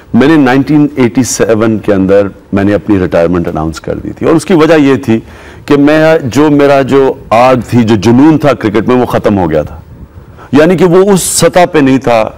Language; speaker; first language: Urdu; native; Urdu